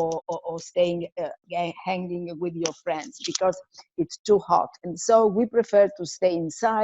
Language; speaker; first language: English; non-native, fluent; Italian